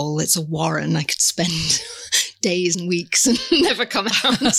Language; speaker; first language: English; native; English